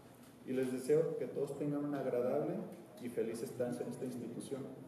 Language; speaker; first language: Spanish; native; Spanish